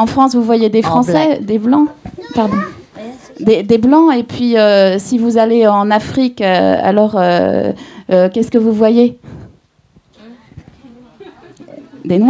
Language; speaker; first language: French; native; French